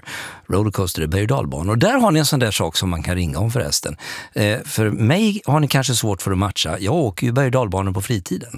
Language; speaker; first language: Swedish; native; Swedish